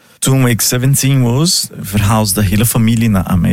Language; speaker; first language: Dutch; non-native, fluent; Portuguese